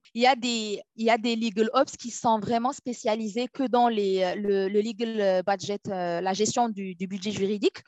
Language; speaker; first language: French; non-native, local second language; Arabic